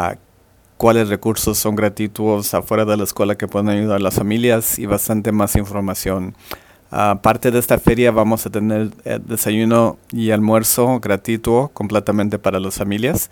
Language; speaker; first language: Spanish; early bilingual, heritage; Spanish